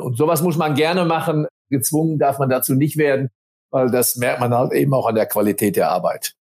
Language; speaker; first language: German; native; German